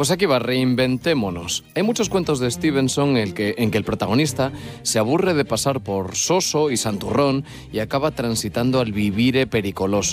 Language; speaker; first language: Spanish; native; Spanish